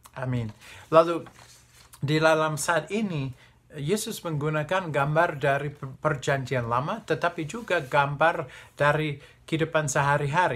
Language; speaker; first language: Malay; non-native, fluent; English